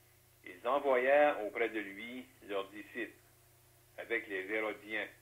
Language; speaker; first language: French; native; French